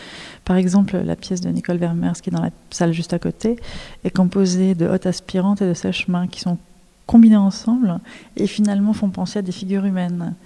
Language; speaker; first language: French; native; French